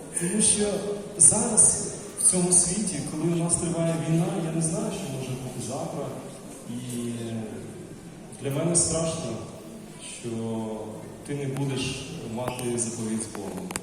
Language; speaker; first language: Ukrainian; non-native, local second language; Russian